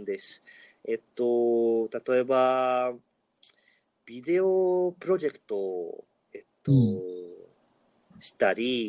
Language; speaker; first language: Japanese; non-native, learner; Spanish